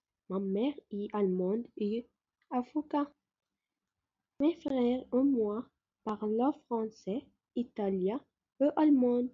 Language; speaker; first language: French; non-native, learner; Arabic